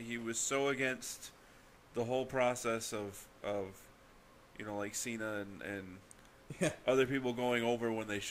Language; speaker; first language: English; native; English